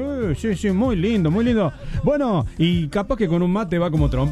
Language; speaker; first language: Spanish; native; Spanish